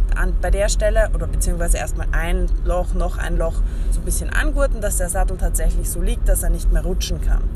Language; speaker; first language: German; native; German